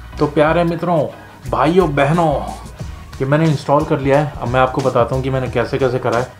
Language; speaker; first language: Hindi; native; Hindi